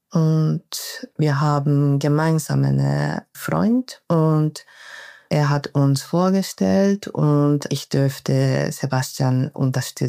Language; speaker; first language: German; non-native, learner; Japanese